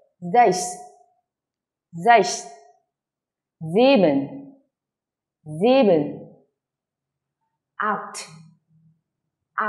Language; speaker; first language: German; non-native, learner; Vietnamese